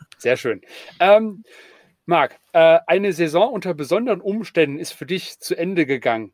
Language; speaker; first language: German; native; German